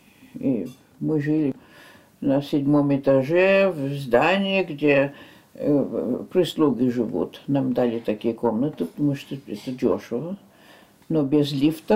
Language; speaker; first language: Russian; early bilingual, heritage; French